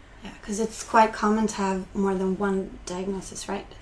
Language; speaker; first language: English; non-native, fluent; Swedish